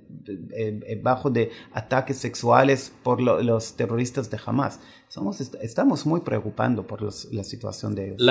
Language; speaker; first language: Spanish; non-native, fluent; Hebrew